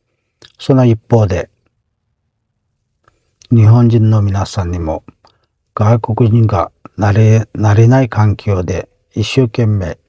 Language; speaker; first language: Japanese; non-native, fluent; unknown